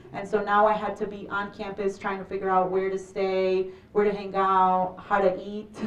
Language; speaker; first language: English; early bilingual, other home language; Spanish